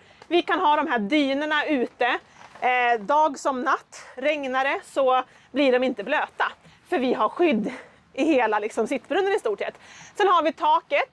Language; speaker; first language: Swedish; native; Swedish